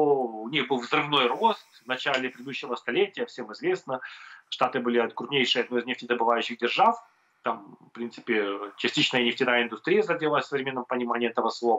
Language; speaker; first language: Russian; native; Russian